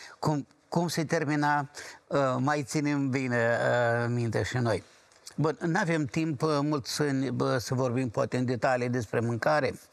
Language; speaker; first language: Romanian; native; Romanian